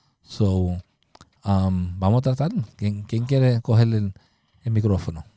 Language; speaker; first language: Spanish; early bilingual, heritage; Spanish